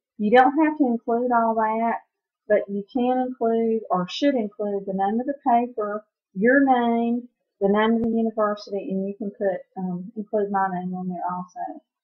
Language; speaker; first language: English; native; English